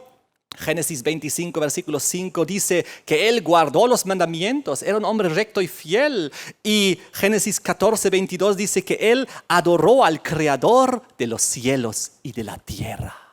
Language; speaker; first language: Spanish; native; Spanish